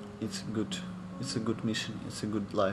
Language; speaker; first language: English; non-native, learner; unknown